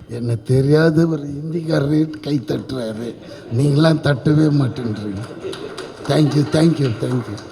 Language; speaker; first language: Tamil; native; Tamil